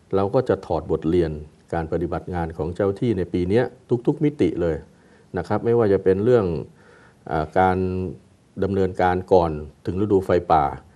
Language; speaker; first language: Thai; native; Thai